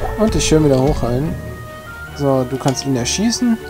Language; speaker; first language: German; native; German